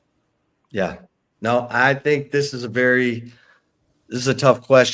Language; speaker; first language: English; native; English